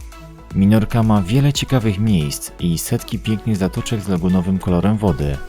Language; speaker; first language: Polish; native; Polish